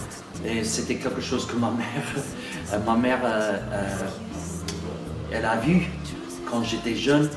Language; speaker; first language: French; non-native, fluent; English